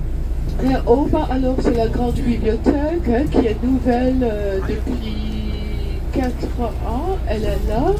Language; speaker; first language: French; non-native, fluent; Dutch